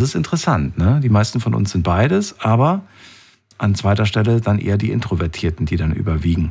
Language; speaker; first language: German; native; German